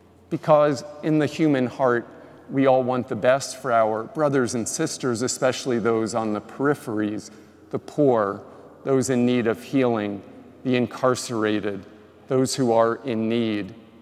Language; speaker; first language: English; native; English